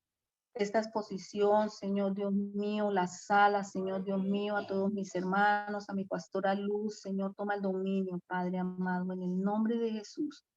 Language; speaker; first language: Spanish; native; Spanish